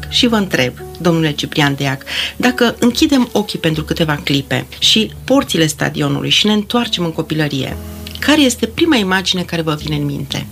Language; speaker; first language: Romanian; native; Romanian